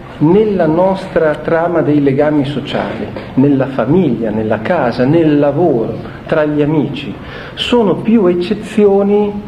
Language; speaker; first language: Italian; native; Italian